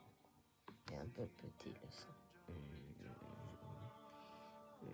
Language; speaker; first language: French; non-native, fluent; Japanese